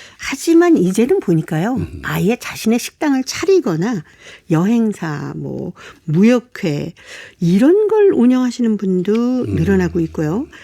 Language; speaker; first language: Korean; native; Korean